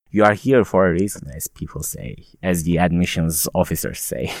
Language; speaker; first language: English; non-native, fluent; Turkish